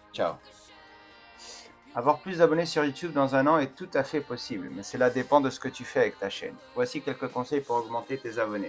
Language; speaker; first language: French; native; French